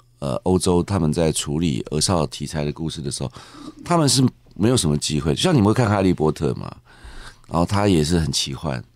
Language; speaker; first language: Chinese; native; Chinese